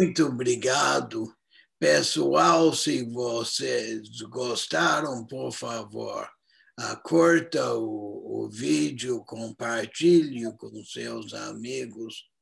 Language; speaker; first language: Portuguese; non-native, fluent; English